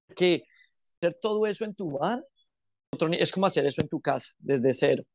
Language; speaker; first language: Spanish; native; Spanish